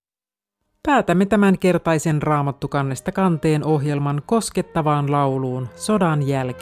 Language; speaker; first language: Finnish; native; Finnish